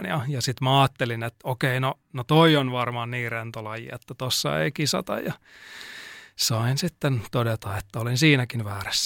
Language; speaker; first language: Finnish; native; Finnish